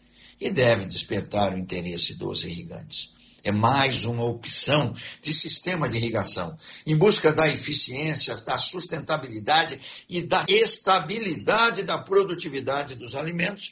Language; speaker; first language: Portuguese; native; Portuguese